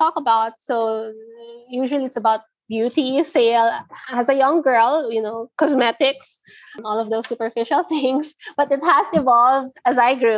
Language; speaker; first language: English; non-native, local second language; Filipino